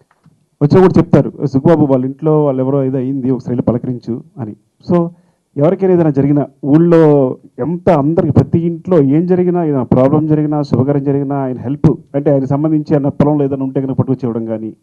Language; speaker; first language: Telugu; native; Telugu